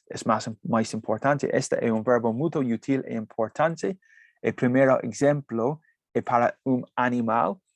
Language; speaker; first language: Spanish; non-native, fluent; English